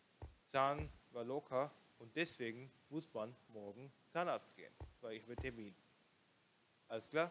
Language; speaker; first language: German; non-native, local second language; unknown